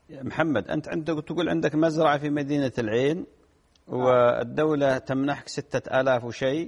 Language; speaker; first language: Arabic; native; Arabic